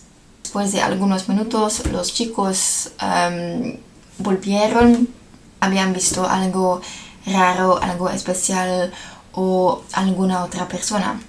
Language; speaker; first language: Spanish; non-native, learner; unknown